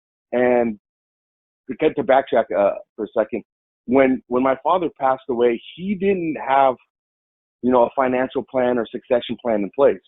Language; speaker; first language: English; native; English